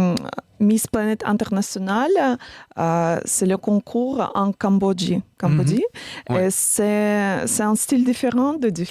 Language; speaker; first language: French; non-native, learner; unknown